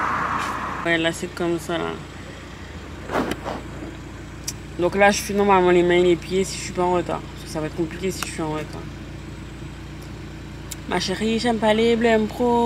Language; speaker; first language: French; native; French